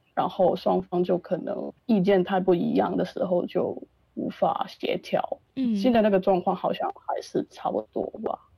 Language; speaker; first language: Chinese; non-native, local second language; Cantonese